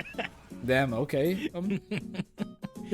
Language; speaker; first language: English; non-native, fluent; Portuguese